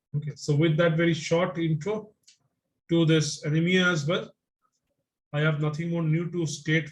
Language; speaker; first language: English; non-native, local second language; Bangla